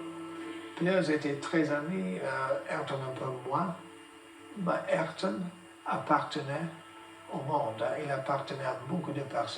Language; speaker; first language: French; non-native, fluent; English